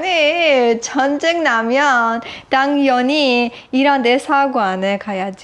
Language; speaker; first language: Korean; non-native, learner; Persian